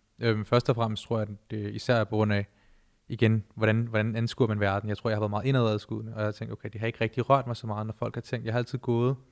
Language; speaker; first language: Danish; early bilingual, other home language; Punjabi